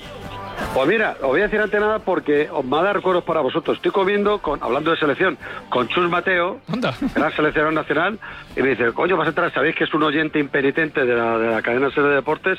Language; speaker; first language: Spanish; native; Spanish